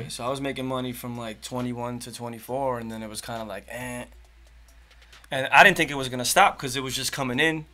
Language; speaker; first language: English; native; English